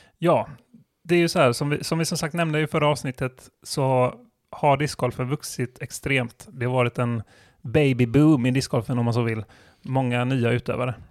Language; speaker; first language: Swedish; native; Swedish